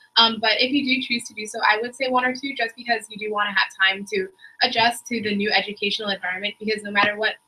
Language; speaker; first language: English; native; English